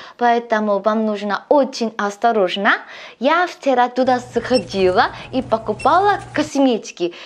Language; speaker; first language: Russian; non-native, learner; Korean